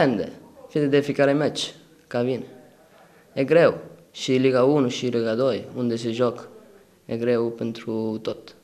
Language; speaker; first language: Romanian; non-native, learner; Italian